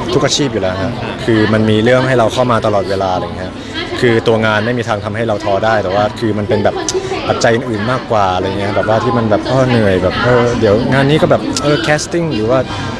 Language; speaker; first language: Thai; native; Thai